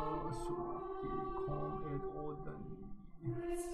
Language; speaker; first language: French; non-native, learner; Chinese